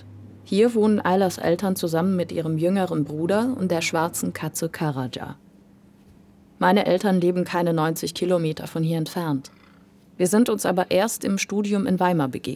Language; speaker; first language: German; native; German